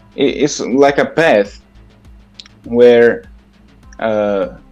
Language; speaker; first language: English; non-native, learner; Italian